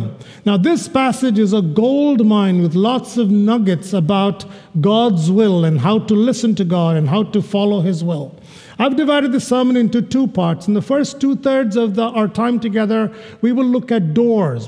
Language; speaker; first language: English; non-native, local second language; Malayalam